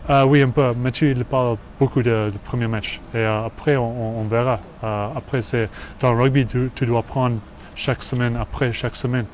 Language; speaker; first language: French; non-native, learner; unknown